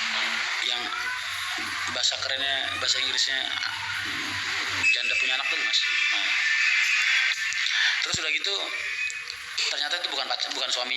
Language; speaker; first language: Indonesian; native; Indonesian